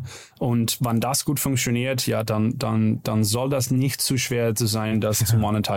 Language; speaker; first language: German; non-native, learner; Dutch